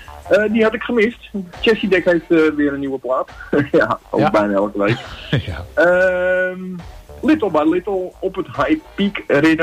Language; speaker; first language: Dutch; native; Dutch